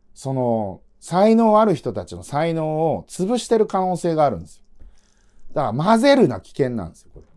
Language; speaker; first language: Japanese; native; Japanese